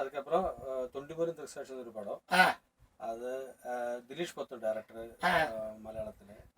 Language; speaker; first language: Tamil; non-native, learner; Malayalam